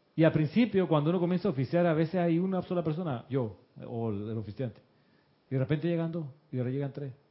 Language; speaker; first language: Spanish; early bilingual, other home language; Russian